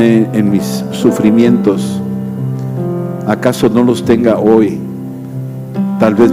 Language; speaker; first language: Spanish; native; Spanish